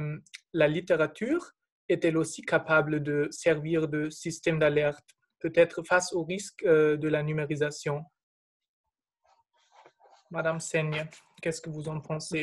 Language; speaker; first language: French; non-native, fluent; German